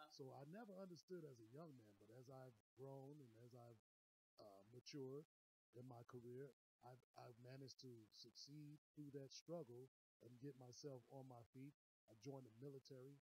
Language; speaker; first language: English; native; English